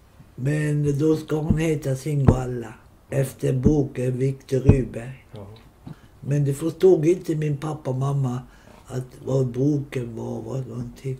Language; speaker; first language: Swedish; non-native, local second language; Romany